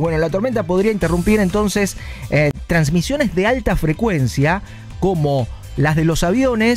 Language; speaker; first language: Spanish; native; Spanish